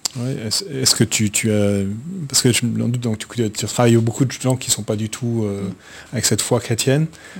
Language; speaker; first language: French; native; French